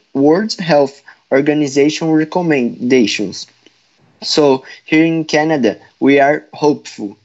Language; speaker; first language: English; non-native, fluent; Portuguese